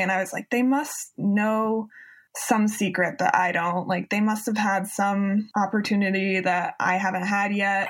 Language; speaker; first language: English; native; English